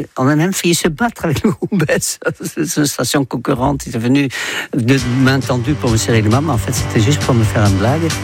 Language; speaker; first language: French; non-native, fluent; Dutch